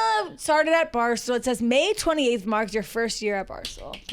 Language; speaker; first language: English; native; English